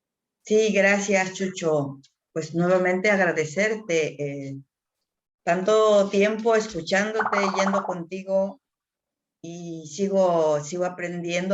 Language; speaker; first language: Spanish; native; Spanish